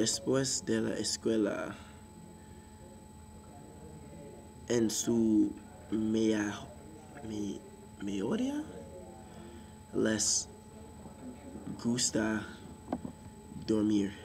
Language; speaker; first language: Spanish; non-native, learner; English